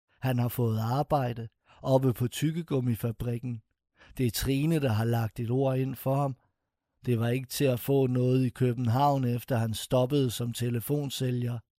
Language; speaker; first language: Danish; native; Danish